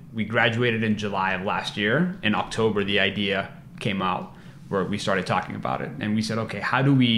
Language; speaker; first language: English; native; English